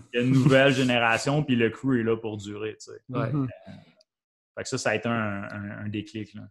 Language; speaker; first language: French; native; French